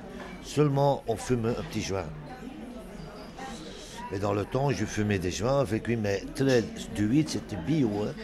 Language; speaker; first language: French; non-native, local second language; Dutch